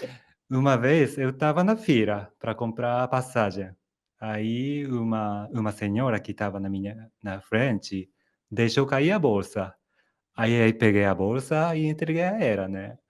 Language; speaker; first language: Portuguese; non-native, fluent; Japanese